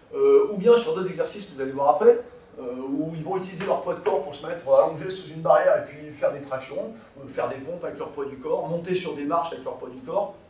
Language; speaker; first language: French; native; French